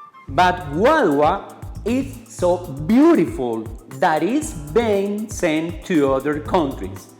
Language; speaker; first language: English; non-native, fluent; Spanish